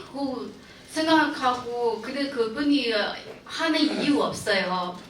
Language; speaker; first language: Korean; non-native, learner; Chinese